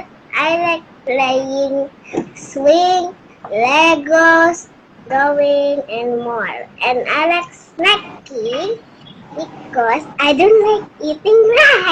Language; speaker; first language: English; non-native, learner; Indonesian